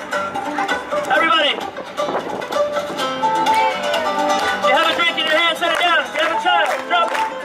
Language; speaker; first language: English; native; English